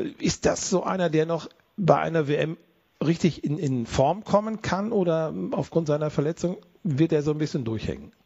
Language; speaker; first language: German; native; German